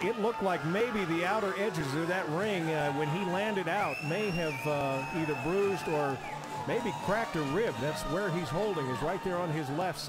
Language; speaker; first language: English; native; English